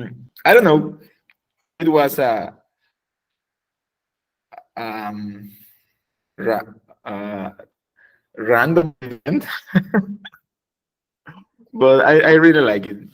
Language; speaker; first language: English; non-native, learner; Spanish